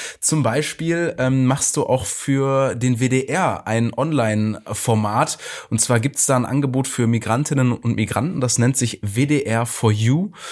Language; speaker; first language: German; native; German